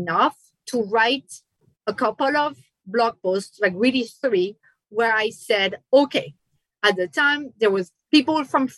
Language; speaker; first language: English; non-native, fluent; French